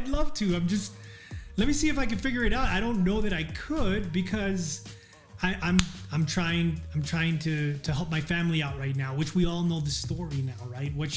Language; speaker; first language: English; native; English